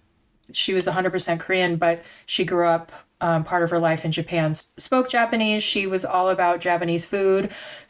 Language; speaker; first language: English; early bilingual, other home language; Korean